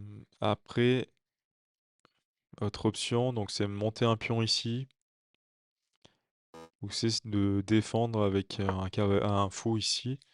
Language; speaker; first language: French; native; French